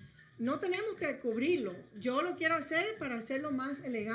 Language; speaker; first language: Spanish; early bilingual, heritage; Spanish